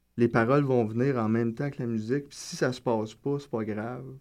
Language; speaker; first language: French; native; French